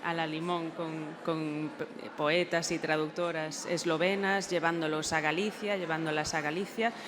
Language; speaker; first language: Spanish; non-native, local second language; Galician